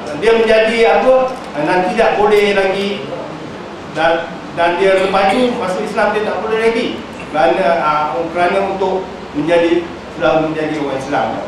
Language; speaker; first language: Malay; non-native, local second language; Chinese